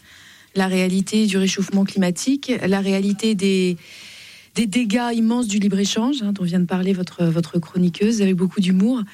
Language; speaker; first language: French; native; French